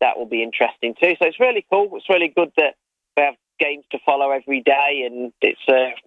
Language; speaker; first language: English; native; English